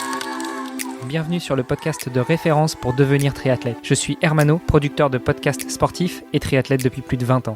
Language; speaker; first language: French; native; French